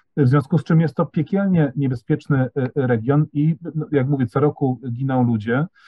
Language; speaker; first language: Polish; native; Polish